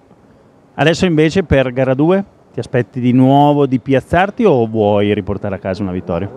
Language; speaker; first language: Italian; native; Italian